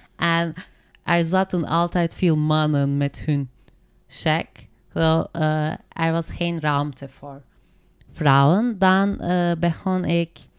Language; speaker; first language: Dutch; non-native, learner; Turkish